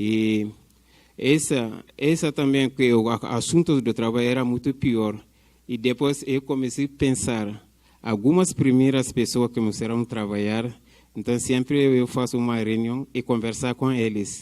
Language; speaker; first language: Portuguese; non-native, fluent; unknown